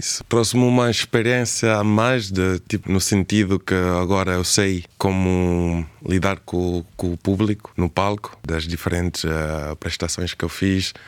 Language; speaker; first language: Portuguese; early bilingual, heritage; Portuguese